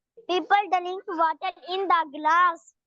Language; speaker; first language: English; non-native, learner; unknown